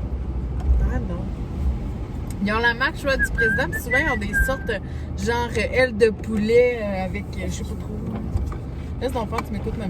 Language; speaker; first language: French; native; French